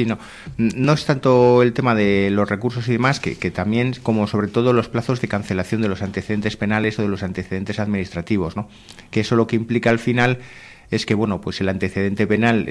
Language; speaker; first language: Spanish; native; Spanish